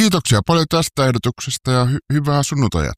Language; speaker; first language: Finnish; native; Finnish